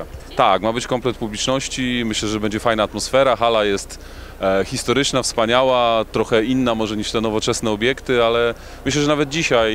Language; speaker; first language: Polish; native; Polish